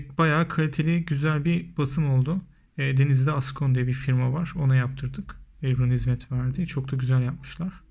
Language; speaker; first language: Turkish; native; Turkish